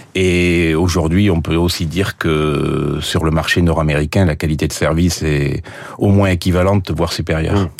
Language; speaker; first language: French; native; French